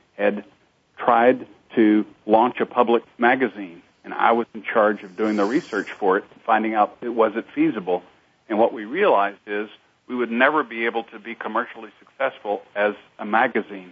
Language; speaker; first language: English; native; English